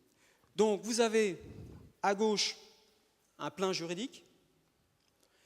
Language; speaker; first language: French; native; French